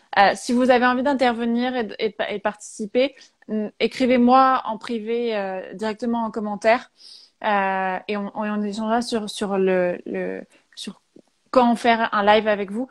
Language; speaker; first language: French; native; French